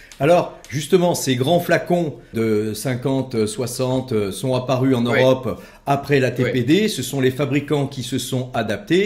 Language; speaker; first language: French; native; French